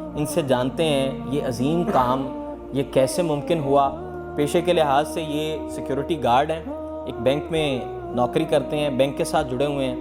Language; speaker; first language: Urdu; native; Urdu